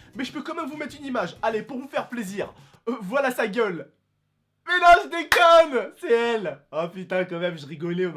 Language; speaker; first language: French; early bilingual, other home language; Arabic